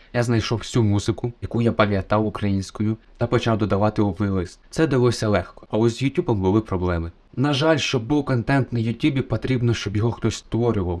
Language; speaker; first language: Ukrainian; native; Ukrainian